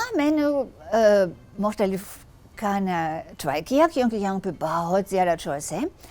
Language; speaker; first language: Hindi; non-native, learner; German